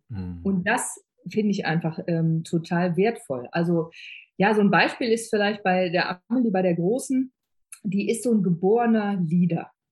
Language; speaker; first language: German; native; German